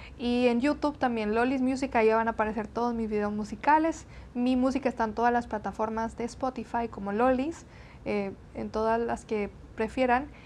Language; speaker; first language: Spanish; native; Spanish